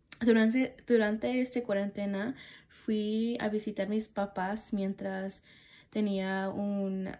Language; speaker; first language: Spanish; early bilingual, heritage; Spanish